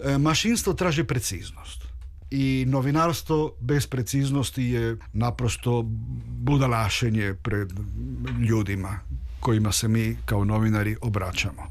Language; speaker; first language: Croatian; early bilingual, heritage; Croatian